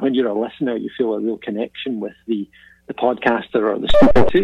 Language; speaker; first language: English; native; English